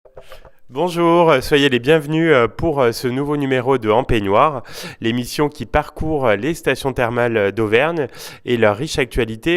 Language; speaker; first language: French; native; French